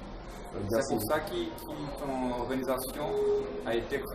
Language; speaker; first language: French; non-native, fluent; Portuguese